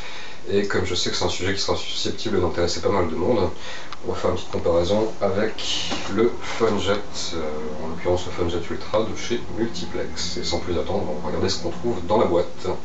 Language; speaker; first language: French; native; French